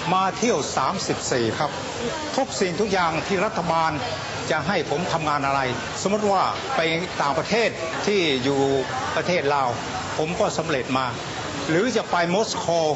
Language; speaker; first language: Thai; non-native, local second language; Vietnamese